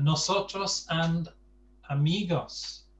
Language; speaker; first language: Spanish; non-native, fluent; English